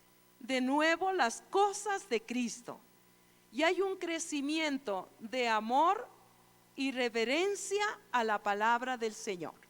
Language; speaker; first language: Spanish; native; Spanish